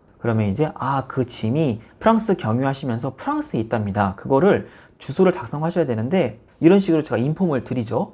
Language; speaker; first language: Korean; native; Korean